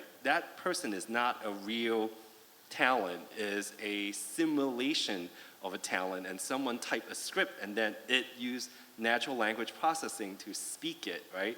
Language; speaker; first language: English; non-native, fluent; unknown